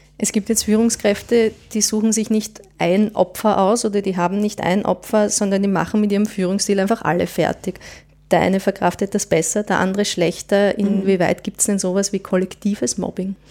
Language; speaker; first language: German; native; German